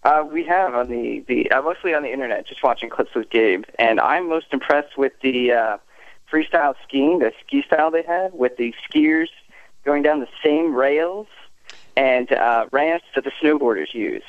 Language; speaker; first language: English; native; English